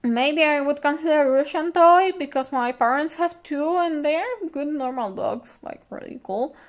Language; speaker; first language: English; non-native, fluent; Polish